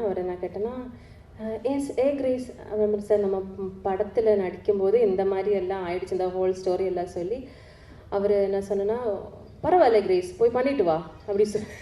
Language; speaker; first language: Tamil; non-native, learner; Malayalam